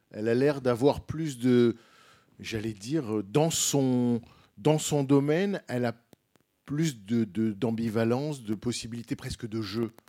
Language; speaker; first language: French; native; French